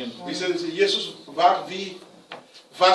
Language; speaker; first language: German; non-native, learner; Romanian